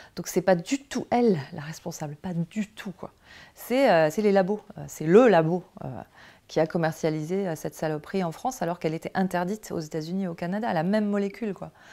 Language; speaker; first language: French; native; French